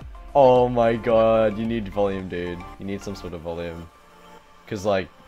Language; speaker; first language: English; native; English